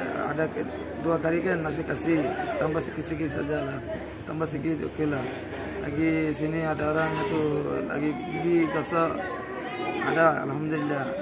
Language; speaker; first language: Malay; non-native, learner; Rohingya